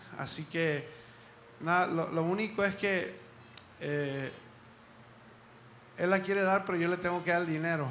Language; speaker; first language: Spanish; early bilingual, heritage; Spanish